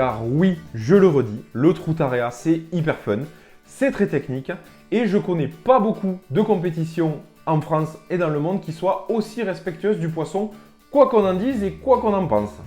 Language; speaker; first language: French; native; French